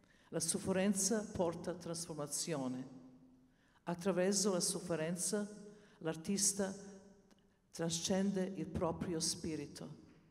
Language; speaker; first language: Italian; non-native, learner; Serbian